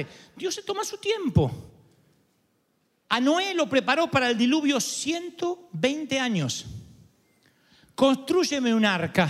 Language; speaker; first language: Spanish; native; Spanish